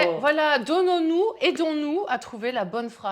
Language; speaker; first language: French; native; French